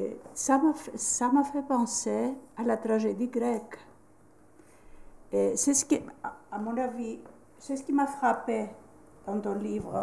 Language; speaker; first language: French; non-native, fluent; Greek